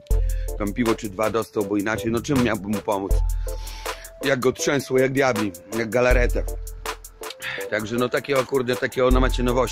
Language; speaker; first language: Polish; native; Polish